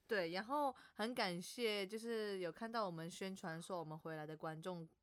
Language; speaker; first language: Chinese; non-native, local second language; Cantonese